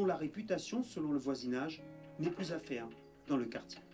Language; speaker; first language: French; native; French